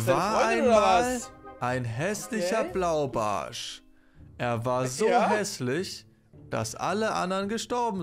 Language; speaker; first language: German; native; German